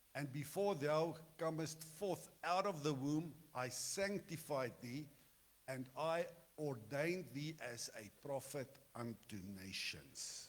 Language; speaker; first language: English; non-native, local second language; Afrikaans